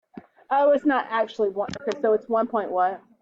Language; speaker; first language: English; native; English